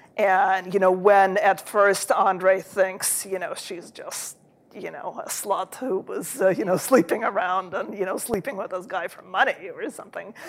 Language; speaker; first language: English; early bilingual, other home language; Russian